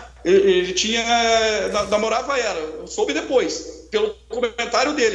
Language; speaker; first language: Portuguese; native; Portuguese